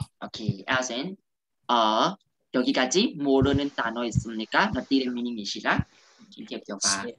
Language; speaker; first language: Korean; non-native, fluent; Burmese